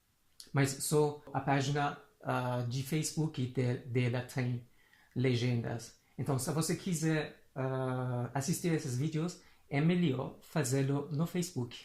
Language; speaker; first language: Portuguese; non-native, fluent; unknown